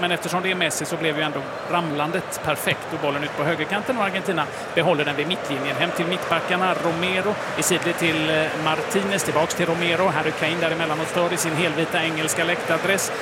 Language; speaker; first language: Swedish; native; Swedish